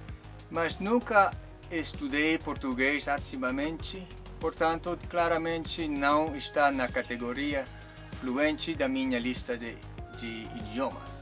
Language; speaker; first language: Portuguese; non-native, learner; Chinese